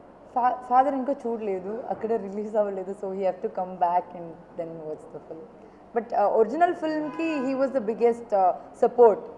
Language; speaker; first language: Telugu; non-native, fluent; Malayalam